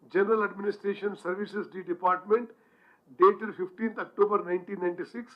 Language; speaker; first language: English; non-native, local second language; Telugu